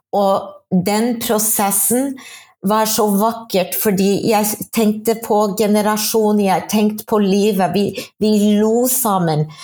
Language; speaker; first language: Norwegian; non-native, fluent; English